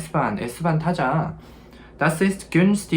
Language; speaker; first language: German; non-native, fluent; Korean